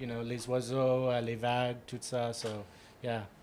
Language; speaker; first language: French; non-native, local second language; English